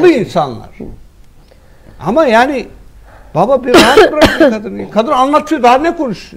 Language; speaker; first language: Turkish; native; Turkish